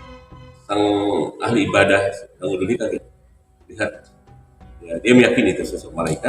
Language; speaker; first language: Indonesian; native; Indonesian